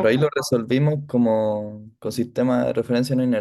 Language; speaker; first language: Spanish; native; Spanish